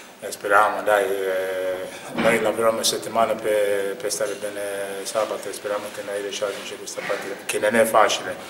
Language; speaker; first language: Italian; non-native, learner; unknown